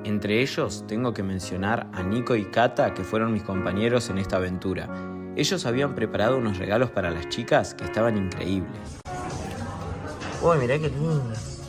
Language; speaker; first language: Spanish; native; Spanish